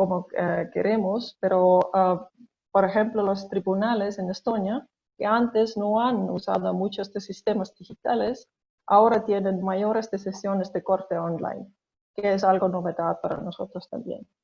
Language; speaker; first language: Spanish; non-native, fluent; Estonian